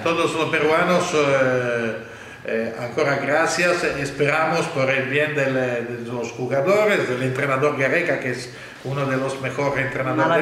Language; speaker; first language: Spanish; non-native, learner; Italian